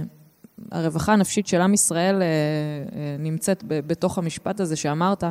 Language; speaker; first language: Hebrew; native; Hebrew